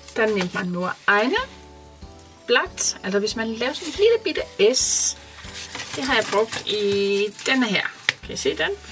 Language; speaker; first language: German; non-native, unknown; Danish